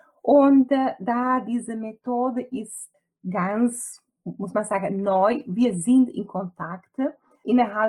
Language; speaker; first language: German; non-native, fluent; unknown